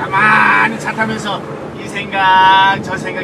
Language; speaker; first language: Korean; native; Korean